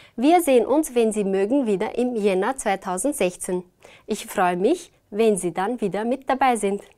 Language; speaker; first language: German; native; German